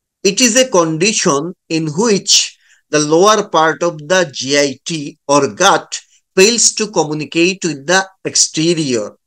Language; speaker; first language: English; non-native, local second language; Bangla